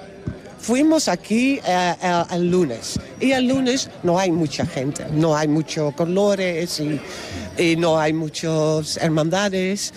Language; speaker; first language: Spanish; non-native, learner; Dutch